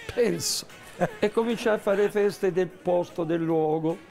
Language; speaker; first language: Italian; native; Italian